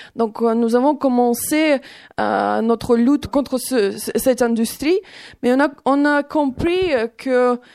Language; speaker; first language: French; non-native, fluent; Ukrainian